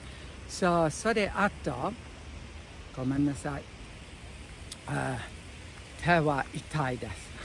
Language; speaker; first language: Japanese; non-native, learner; English